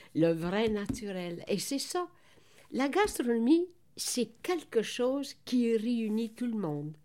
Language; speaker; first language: French; non-native, fluent; Italian